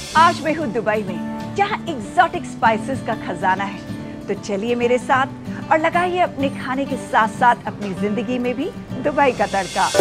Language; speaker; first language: Hindi; native; Hindi